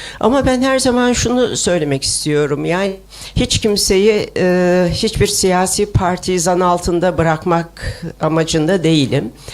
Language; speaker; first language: Turkish; early bilingual, other home language; Uyghur